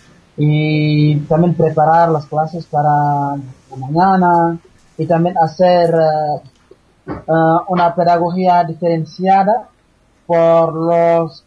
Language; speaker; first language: Spanish; non-native, fluent; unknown